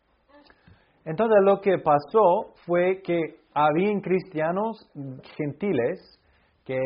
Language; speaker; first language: Spanish; non-native, fluent; English